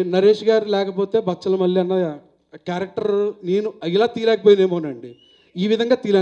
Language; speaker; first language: Telugu; native; Telugu